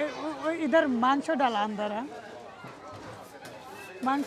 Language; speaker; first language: Hindi; non-native, learner; Bangla